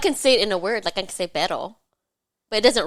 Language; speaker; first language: English; native; English